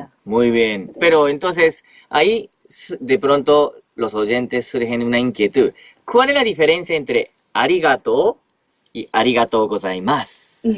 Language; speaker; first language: Spanish; non-native, fluent; Japanese